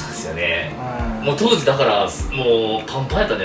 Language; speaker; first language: Japanese; native; Japanese